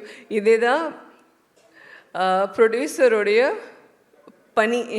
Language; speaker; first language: Telugu; non-native, learner; Tamil